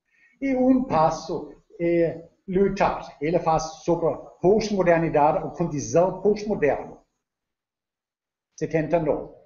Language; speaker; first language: Portuguese; non-native, learner; Danish